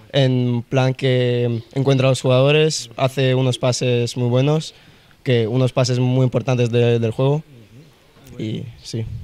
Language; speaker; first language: Spanish; early bilingual, other home language; Russian